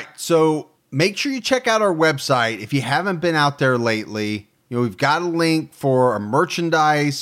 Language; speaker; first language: English; native; English